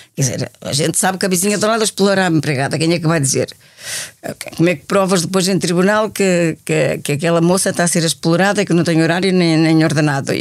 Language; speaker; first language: Portuguese; native; Portuguese